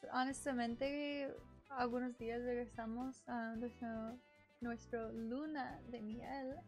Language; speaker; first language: Spanish; non-native, learner; English